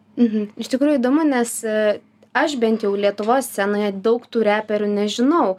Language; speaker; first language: Lithuanian; native; Lithuanian